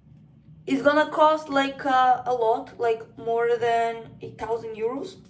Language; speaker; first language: English; non-native, fluent; Spanish